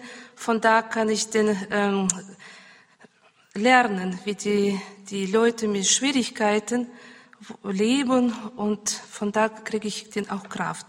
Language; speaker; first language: German; non-native, learner; Russian